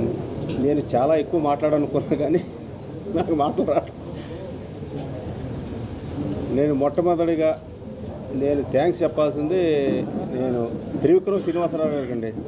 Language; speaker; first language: Telugu; native; Telugu